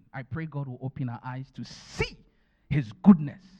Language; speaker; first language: English; non-native, local second language; Akan